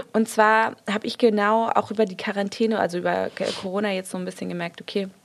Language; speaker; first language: German; early bilingual, other home language; Spanish